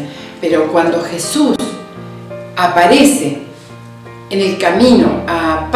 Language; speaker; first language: Spanish; native; Spanish